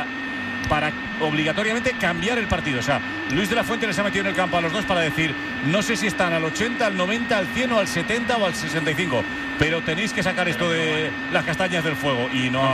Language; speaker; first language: Spanish; native; Spanish